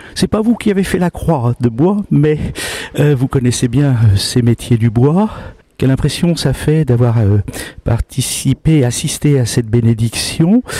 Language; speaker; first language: French; native; French